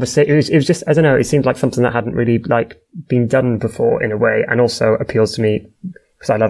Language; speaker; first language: English; native; English